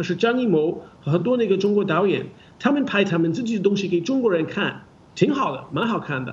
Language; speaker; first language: Chinese; non-native, fluent; English